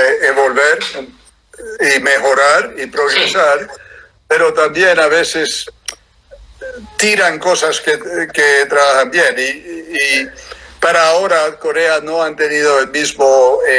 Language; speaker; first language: Spanish; non-native, fluent; English